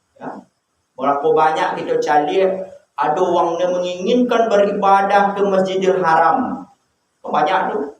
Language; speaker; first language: Malay; non-native, local second language; Minangkabau